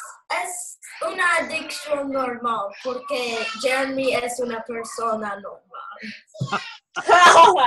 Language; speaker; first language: Spanish; non-native, learner; English